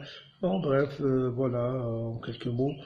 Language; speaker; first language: French; non-native, local second language; Arabic